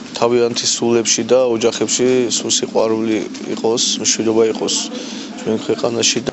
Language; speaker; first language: Georgian; non-native, local second language; Armenian